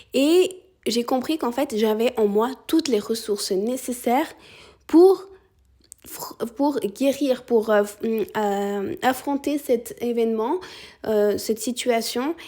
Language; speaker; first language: French; early bilingual, other home language; Spanish